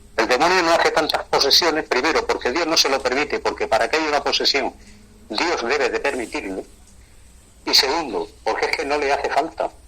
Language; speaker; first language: Spanish; native; Spanish